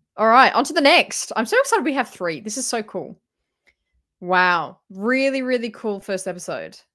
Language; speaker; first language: English; native; English